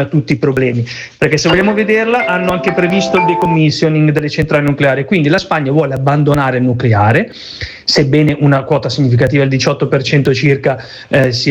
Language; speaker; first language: Italian; native; Italian